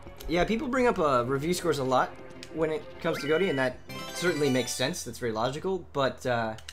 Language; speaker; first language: English; native; English